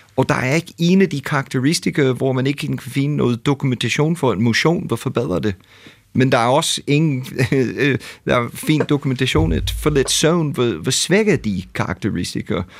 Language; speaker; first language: Danish; non-native, fluent; English